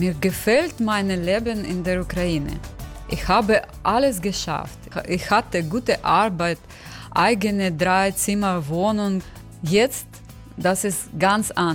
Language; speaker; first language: German; non-native, learner; Ukrainian